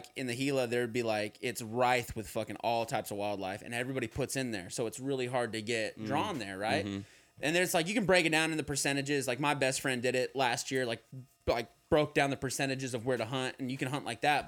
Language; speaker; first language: English; native; English